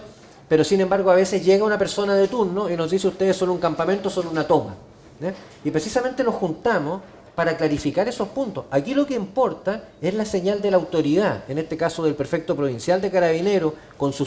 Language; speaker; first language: Spanish; native; Spanish